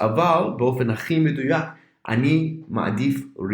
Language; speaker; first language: Hebrew; non-native, fluent; English